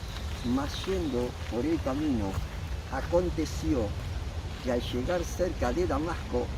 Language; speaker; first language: Spanish; native; Spanish